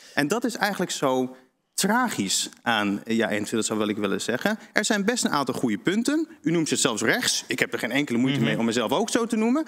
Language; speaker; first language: Dutch; native; Dutch